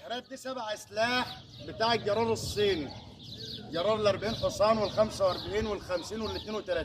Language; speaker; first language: Arabic; native; Arabic